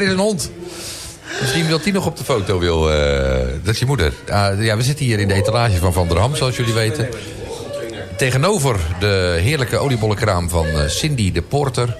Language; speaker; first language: Dutch; native; Dutch